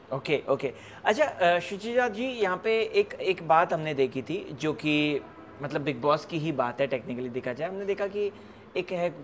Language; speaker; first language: Hindi; native; Hindi